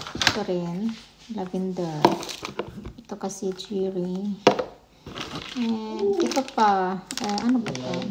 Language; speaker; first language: Filipino; non-native, local second language; Cebuano